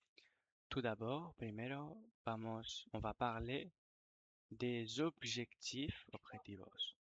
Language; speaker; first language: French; non-native, fluent; Spanish